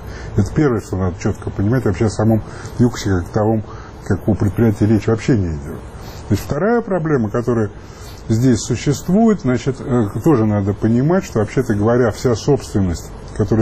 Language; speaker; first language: Russian; native; Russian